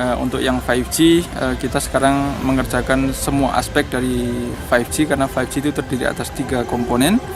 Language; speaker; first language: Indonesian; non-native, local second language; Javanese